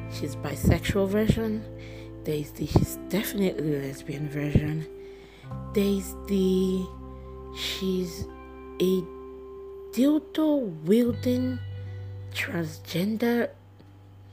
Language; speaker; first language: English; non-native, local second language; Yoruba